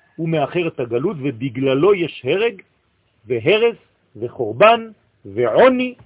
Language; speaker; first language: Hebrew; non-native, fluent; French